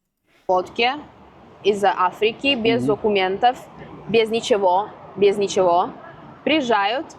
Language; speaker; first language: Russian; non-native, fluent; Italian